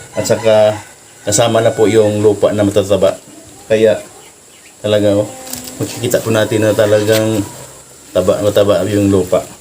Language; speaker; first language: Filipino; non-native, local second language; Cebuano